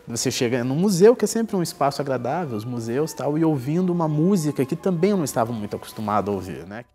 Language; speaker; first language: Portuguese; native; Portuguese